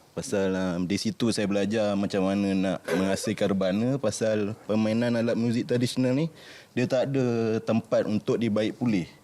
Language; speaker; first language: Malay; native; Malay